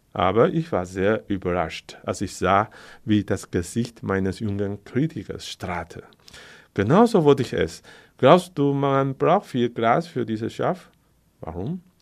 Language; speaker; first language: German; non-native, fluent; Chinese